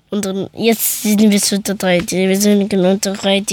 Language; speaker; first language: German; early bilingual, other home language; Persian